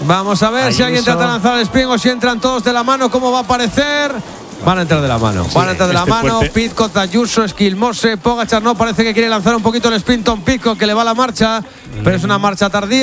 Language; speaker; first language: Spanish; native; Spanish